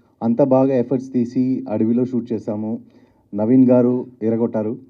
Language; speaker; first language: Telugu; non-native, learner; Tamil